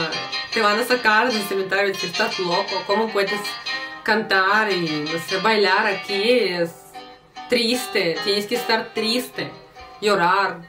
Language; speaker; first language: Spanish; non-native, fluent; Russian